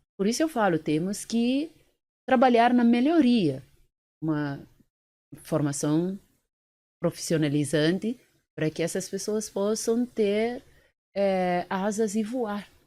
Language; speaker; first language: Portuguese; early bilingual, other home language; Upper Guinea Crioulo